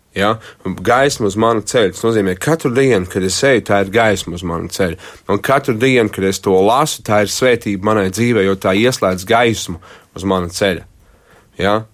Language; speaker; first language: Latvian; native; Latvian